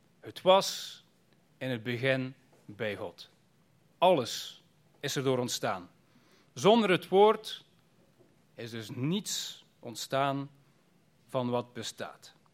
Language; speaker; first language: Dutch; native; Dutch